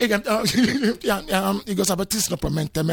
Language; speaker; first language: Hungarian; non-native, fluent; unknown